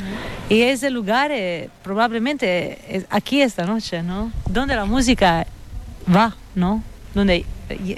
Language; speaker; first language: Spanish; non-native, fluent; Italian